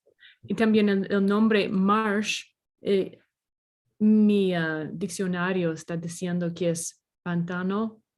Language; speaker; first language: Spanish; non-native, learner; English